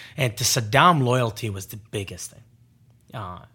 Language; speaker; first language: English; non-native, fluent; Arabic